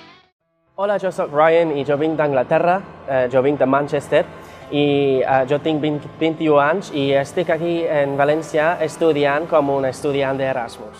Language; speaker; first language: Catalan; non-native, fluent; English